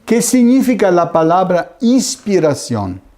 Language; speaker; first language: Spanish; non-native, fluent; Italian